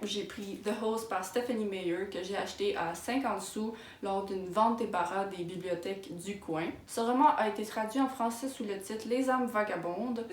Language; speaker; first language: French; native; French